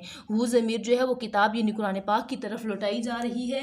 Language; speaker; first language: Urdu; native; Urdu